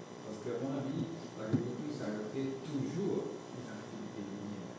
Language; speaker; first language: French; non-native, fluent; Italian